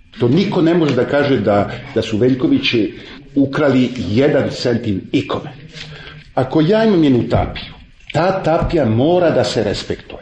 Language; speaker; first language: Serbian; early bilingual, heritage; Serbian